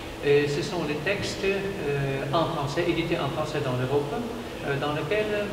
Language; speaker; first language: French; non-native, learner; Ukrainian